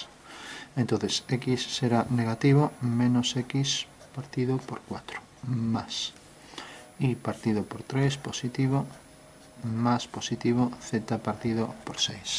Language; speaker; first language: Spanish; native; Spanish